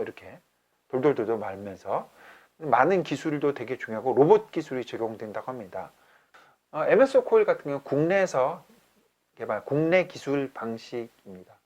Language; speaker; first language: Korean; native; Korean